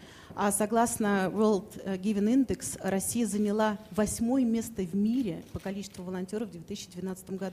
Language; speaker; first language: Russian; native; Russian